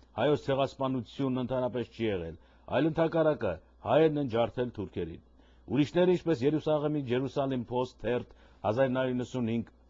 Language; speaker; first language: Armenian; native; Armenian